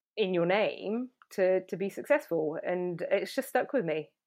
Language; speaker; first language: English; native; English